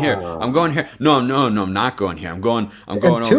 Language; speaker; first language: English; native; English